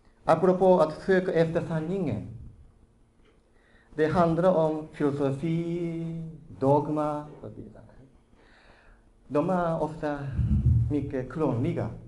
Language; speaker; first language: Swedish; non-native, fluent; Japanese